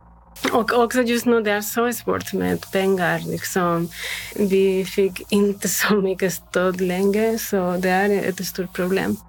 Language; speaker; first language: Swedish; non-native, fluent; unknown